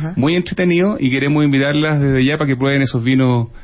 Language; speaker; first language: Spanish; native; Spanish